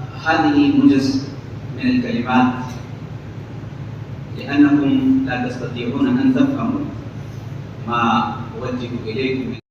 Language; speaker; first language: Arabic; non-native, fluent; Urdu